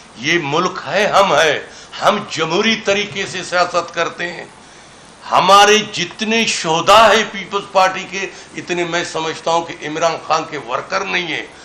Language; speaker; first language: Urdu; non-native, local second language; Baluchi